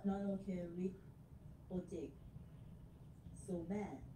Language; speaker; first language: English; non-native, learner; Thai